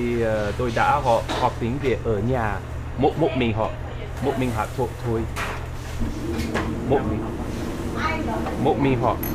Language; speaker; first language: Vietnamese; non-native, learner; English